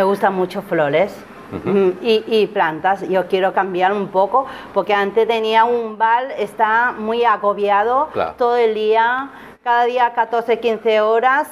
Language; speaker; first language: Spanish; non-native, learner; Chinese